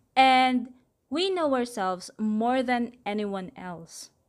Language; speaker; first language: English; non-native, local second language; Filipino